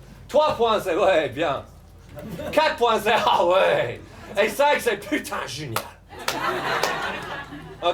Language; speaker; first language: French; native; French